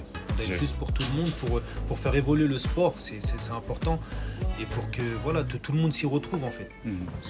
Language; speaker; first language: French; native; French